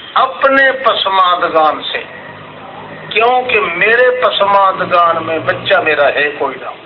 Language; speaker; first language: Urdu; non-native, local second language; Saraiki